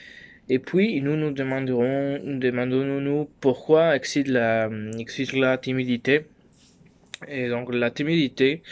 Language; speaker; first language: French; non-native, learner; Spanish